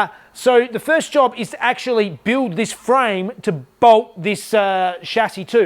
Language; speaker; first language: English; native; English